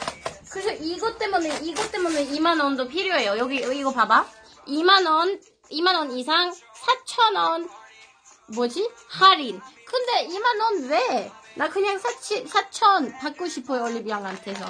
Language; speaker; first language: Korean; non-native, learner; Swedish